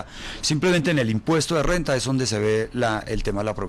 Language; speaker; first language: Spanish; native; Spanish